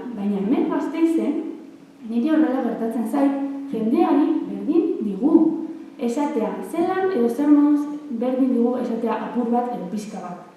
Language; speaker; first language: Basque; native; Basque